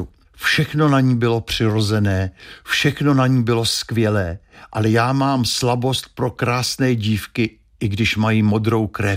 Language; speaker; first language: Czech; native; Czech